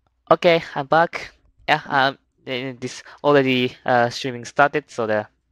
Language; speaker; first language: English; non-native, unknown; Japanese